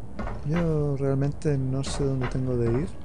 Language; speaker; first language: Spanish; native; Spanish